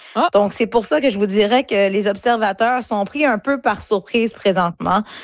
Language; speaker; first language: French; native; French